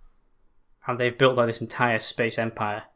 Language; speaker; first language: English; native; English